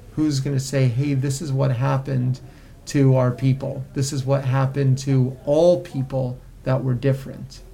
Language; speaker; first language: English; native; English